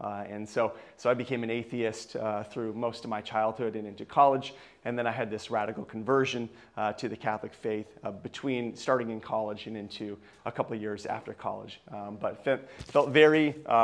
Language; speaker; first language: English; native; English